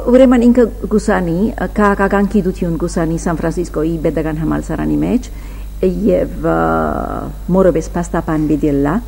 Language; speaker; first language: Armenian; early bilingual, heritage; Armenian